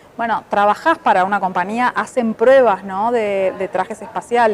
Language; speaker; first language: Spanish; native; Spanish